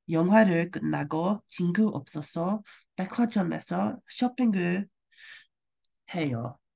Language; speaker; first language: Korean; non-native, learner; English